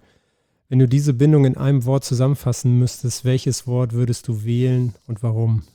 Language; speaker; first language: German; native; German